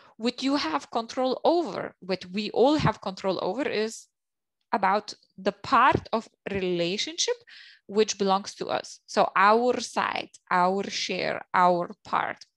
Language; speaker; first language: English; non-native, fluent; Lithuanian